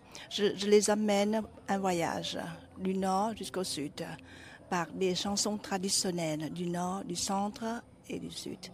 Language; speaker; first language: French; non-native, fluent; Vietnamese